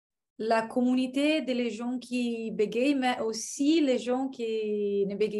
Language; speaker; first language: French; non-native, fluent; Portuguese